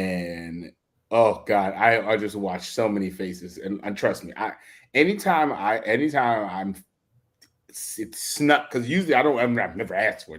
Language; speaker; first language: English; native; English